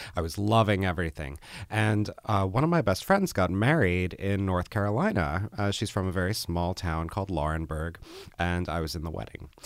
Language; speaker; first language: English; native; English